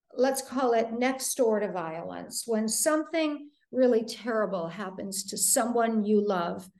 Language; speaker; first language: English; native; English